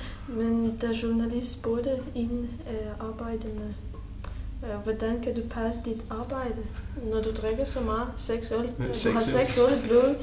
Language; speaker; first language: Danish; non-native, learner; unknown